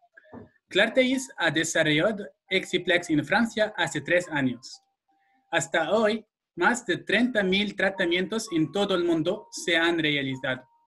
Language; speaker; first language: Spanish; non-native, fluent; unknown